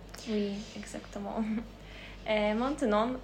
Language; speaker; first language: French; non-native, learner; Hungarian